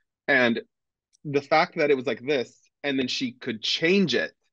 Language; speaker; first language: English; native; English